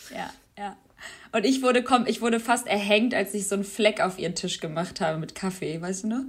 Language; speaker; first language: German; early bilingual, other home language; Albanian